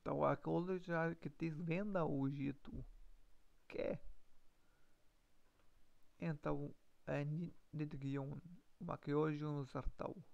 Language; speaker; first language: Portuguese; non-native, learner; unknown